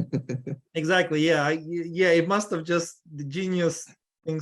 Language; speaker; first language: English; non-native, fluent; Russian